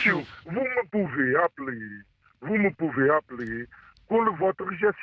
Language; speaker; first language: French; non-native, learner; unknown